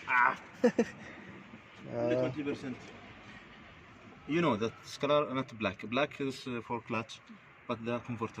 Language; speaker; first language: English; non-native, learner; Arabic